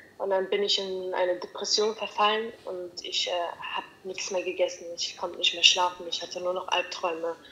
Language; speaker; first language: German; early bilingual, other home language; Italian